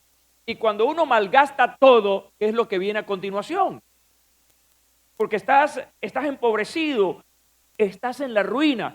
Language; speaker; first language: Spanish; native; Spanish